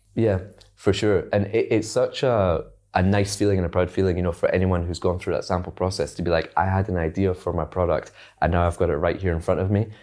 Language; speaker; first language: English; native; English